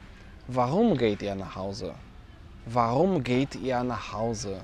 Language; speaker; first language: German; non-native, fluent; Polish